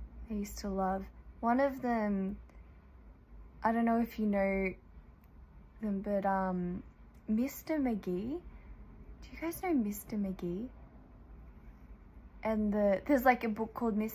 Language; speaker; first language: English; early bilingual, other home language; Korean